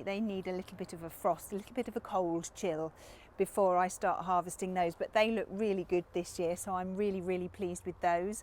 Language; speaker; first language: English; native; English